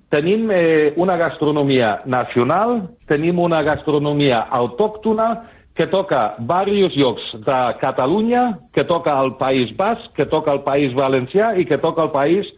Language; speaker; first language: Catalan; early bilingual, other home language; German